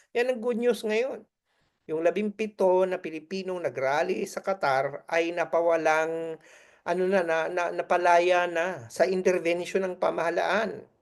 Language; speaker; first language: Filipino; native; Filipino